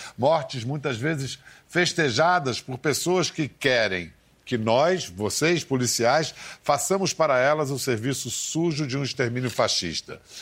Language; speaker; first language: Portuguese; native; Portuguese